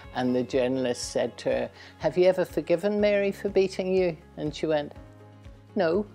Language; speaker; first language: English; native; English